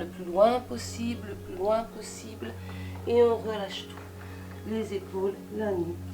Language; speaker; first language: French; native; French